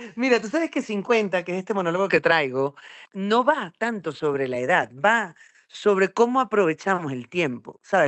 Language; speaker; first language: Spanish; native; Spanish